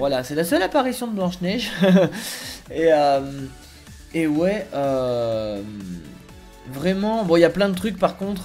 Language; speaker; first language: French; native; French